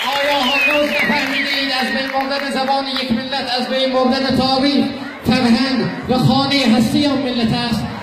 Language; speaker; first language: Persian; non-native, local second language; Azerbaijani